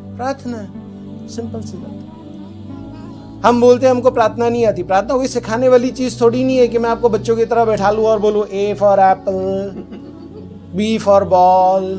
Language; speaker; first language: Hindi; non-native, local second language; Marathi